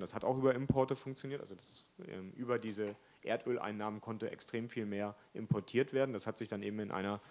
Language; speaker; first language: German; native; German